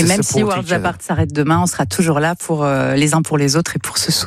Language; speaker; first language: French; native; French